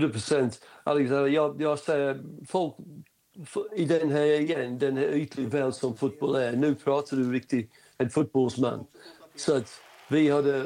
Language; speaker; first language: Swedish; non-native, fluent; English